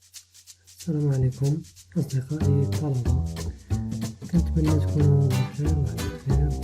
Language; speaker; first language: Arabic; native; Arabic